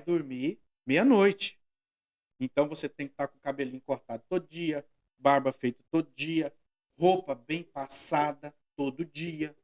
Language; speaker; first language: Portuguese; native; Portuguese